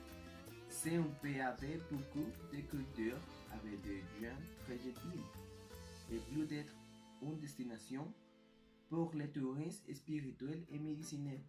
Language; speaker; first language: French; non-native, learner; Spanish